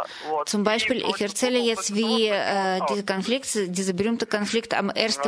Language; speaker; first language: German; non-native, fluent; Russian